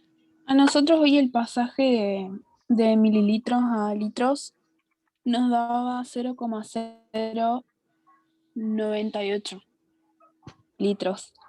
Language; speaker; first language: Spanish; native; Spanish